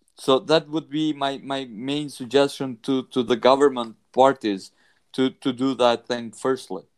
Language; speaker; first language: English; non-native, fluent; Albanian